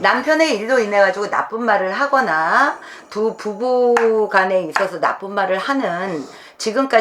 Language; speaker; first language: Korean; native; Korean